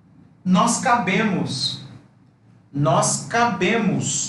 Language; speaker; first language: Portuguese; non-native, fluent; Spanish